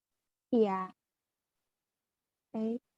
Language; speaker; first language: Indonesian; non-native, learner; Chinese